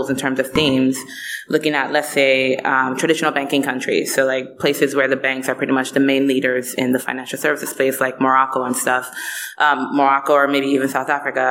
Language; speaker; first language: English; non-native, local second language; Igbo